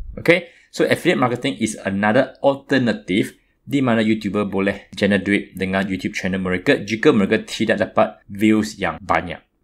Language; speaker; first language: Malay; non-native, local second language; Chinese